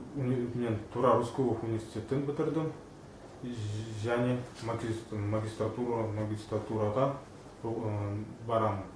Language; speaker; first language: Kazakh; non-native, learner; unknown